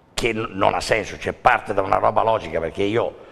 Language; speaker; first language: Italian; native; Italian